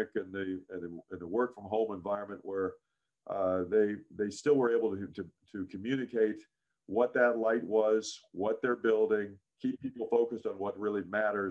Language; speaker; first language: English; native; English